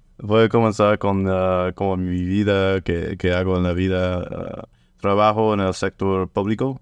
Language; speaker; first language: Spanish; non-native, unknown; French